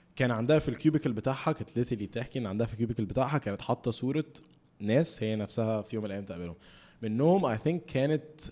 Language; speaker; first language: Arabic; early bilingual, heritage; Arabic